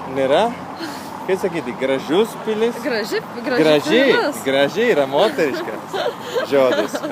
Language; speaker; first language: Lithuanian; non-native, learner; Italian